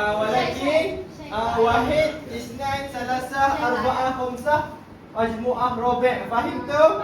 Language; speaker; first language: Arabic; non-native, learner; Malay